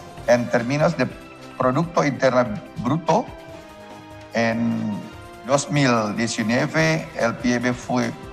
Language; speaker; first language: Spanish; non-native, learner; Indonesian